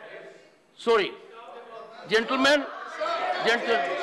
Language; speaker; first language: English; non-native, local second language; Hindi